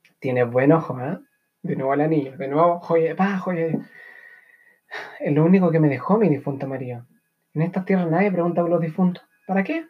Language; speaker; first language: Spanish; native; Spanish